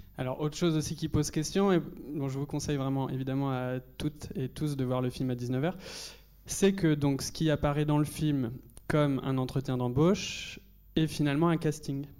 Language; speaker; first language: French; native; French